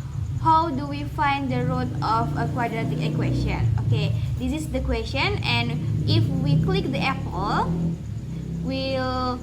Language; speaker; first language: English; non-native, learner; Indonesian